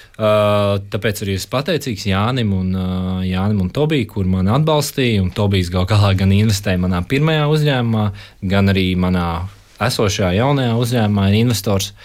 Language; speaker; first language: Latvian; native; Latvian